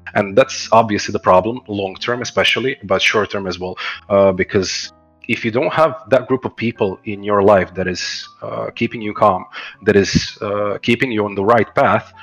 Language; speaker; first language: English; non-native, fluent; Croatian